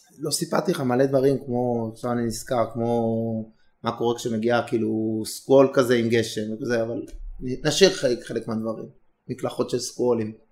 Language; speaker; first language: Hebrew; native; Hebrew